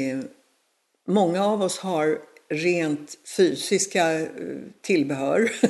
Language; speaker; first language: Swedish; native; Swedish